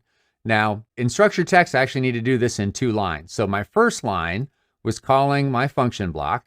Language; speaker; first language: English; native; English